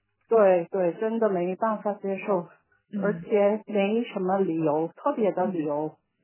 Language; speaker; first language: Chinese; non-native, learner; Korean